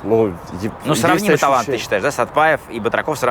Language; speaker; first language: Russian; native; Russian